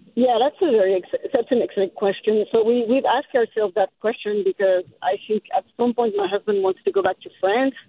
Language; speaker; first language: English; non-native, fluent; French